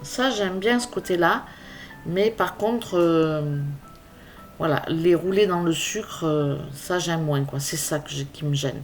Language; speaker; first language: French; native; French